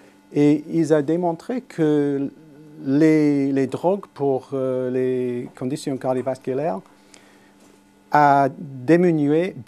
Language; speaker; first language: French; non-native, fluent; English